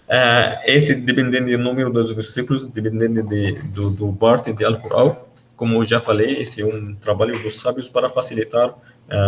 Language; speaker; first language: Portuguese; non-native, learner; Arabic